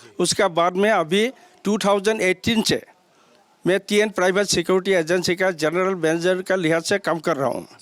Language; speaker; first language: Hindi; non-native, local second language; Assamese